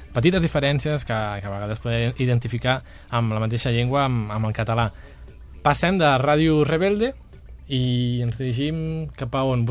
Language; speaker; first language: Catalan; native; Catalan